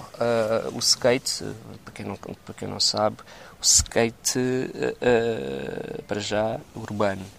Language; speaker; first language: Portuguese; native; Portuguese